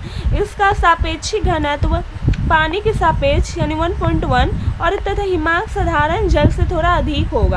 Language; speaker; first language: Hindi; native; Hindi